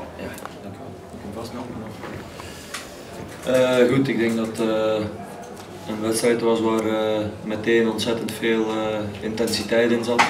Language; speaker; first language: Dutch; native; Dutch